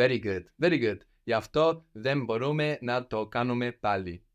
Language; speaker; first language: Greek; non-native, fluent; English